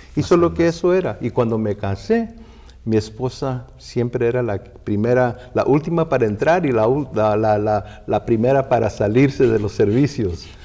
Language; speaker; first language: Spanish; early bilingual, heritage; English